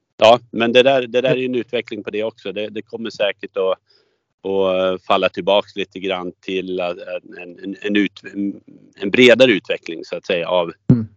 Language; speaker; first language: Swedish; native; Swedish